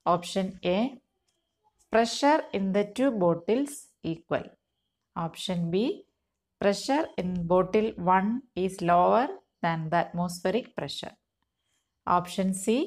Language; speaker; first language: English; non-native, local second language; Malayalam